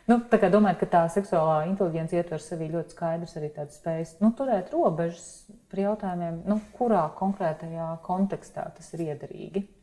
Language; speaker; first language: Latvian; native; Latvian